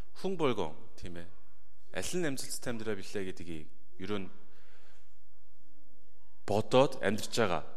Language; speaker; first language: Mongolian; non-native, fluent; Korean